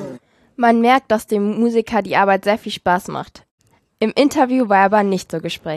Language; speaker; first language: German; native; German